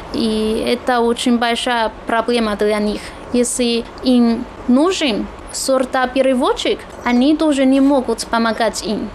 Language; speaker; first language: Russian; non-native, fluent; Chinese